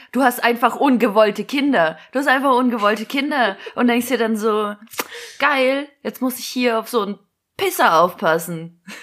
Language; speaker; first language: German; early bilingual, other home language; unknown